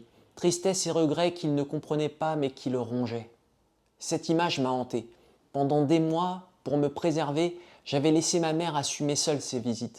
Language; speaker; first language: French; native; French